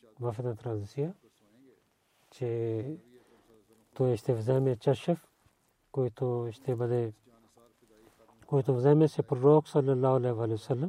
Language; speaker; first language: Bulgarian; non-native, fluent; Urdu